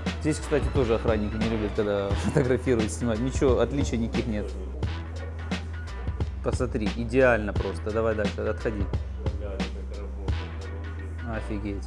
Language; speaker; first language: Russian; native; Russian